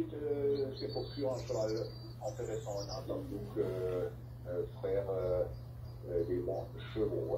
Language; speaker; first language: French; non-native, fluent; German